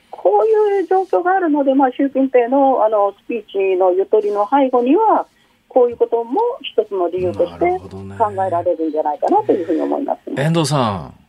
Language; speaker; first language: Japanese; early bilingual, other home language; Chinese